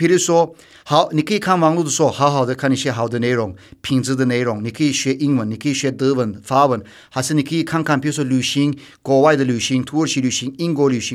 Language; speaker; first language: Chinese; non-native, fluent; Turkish